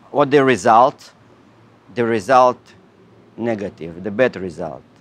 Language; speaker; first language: English; non-native, learner; Russian